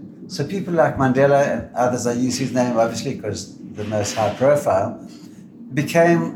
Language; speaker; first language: English; native; English